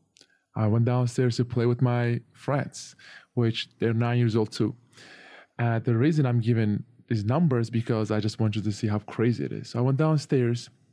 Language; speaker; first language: English; non-native, fluent; Turkish